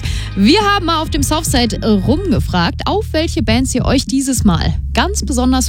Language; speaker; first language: German; native; German